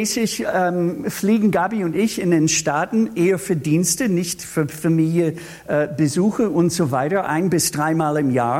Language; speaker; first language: German; non-native, fluent; English